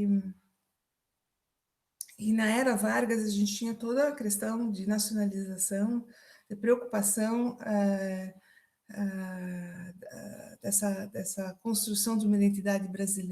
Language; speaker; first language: Portuguese; native; Portuguese